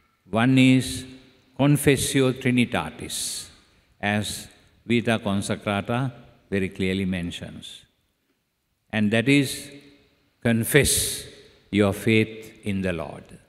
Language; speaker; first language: English; non-native, local second language; Sinhala